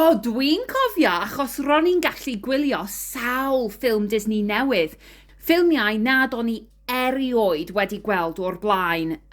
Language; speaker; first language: Welsh; non-native, learner; English